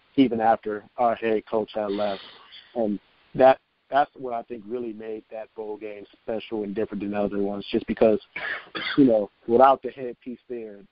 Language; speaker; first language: English; native; English